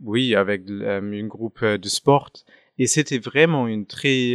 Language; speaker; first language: French; non-native, fluent; German